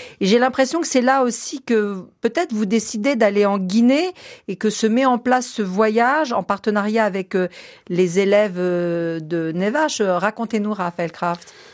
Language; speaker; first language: French; native; French